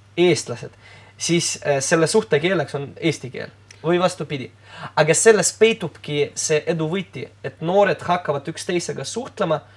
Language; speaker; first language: Estonian; non-native, local second language; Russian